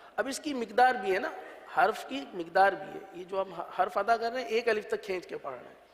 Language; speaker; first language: Urdu; native; Urdu